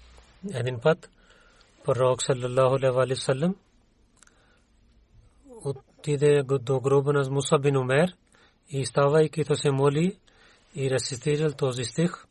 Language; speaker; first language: Bulgarian; non-native, learner; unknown